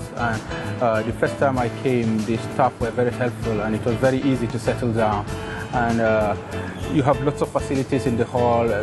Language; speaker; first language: English; non-native, local second language; Hausa